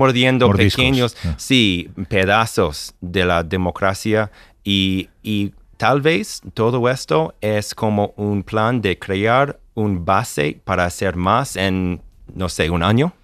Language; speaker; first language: Spanish; non-native, fluent; English